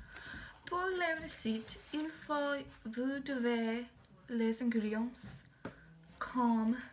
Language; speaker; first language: French; non-native, learner; English